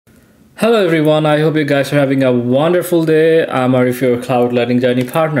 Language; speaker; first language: English; non-native, local second language; Bangla